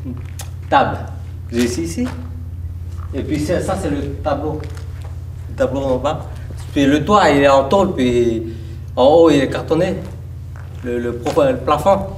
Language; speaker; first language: French; early bilingual, heritage; Vietnamese